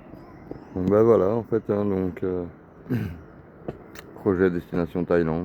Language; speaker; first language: French; native; French